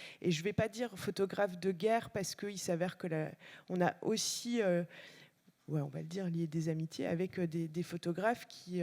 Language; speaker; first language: French; native; French